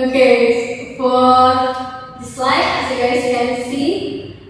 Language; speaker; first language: English; non-native, fluent; Indonesian